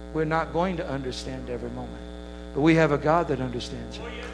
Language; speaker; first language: English; native; English